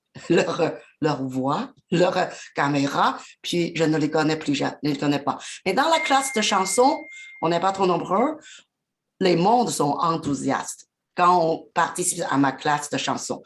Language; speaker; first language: French; non-native, fluent; Chinese